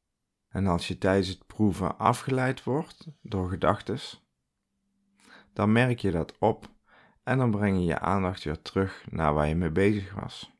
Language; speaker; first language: Dutch; native; Dutch